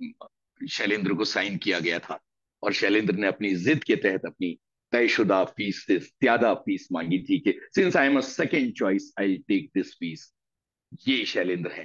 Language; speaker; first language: Hindi; native; Hindi